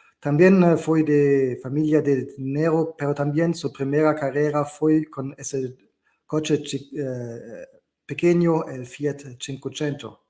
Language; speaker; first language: Spanish; non-native, learner; German